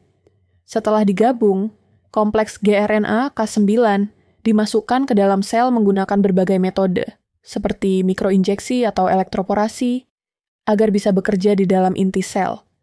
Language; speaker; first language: Indonesian; native; Indonesian